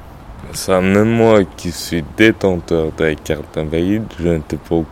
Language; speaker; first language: French; native; French